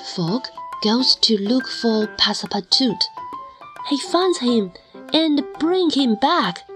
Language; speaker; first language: English; non-native, fluent; Chinese